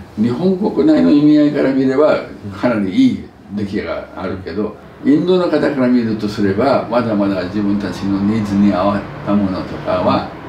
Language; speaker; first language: Japanese; non-native, fluent; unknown